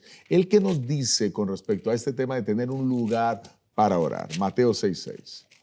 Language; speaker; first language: Spanish; native; Spanish